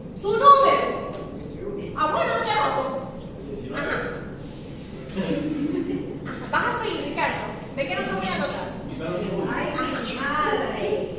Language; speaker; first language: Spanish; native; Spanish